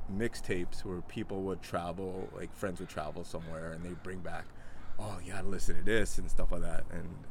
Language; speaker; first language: English; native; English